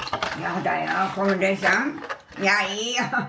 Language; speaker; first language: Japanese; native; Japanese